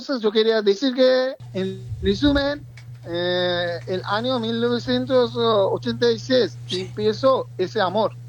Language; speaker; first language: Spanish; non-native, learner; Bangla